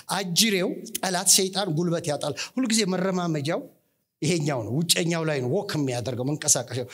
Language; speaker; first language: Amharic; native; Amharic